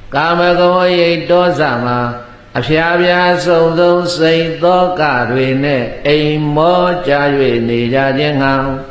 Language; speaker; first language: Burmese; native; Burmese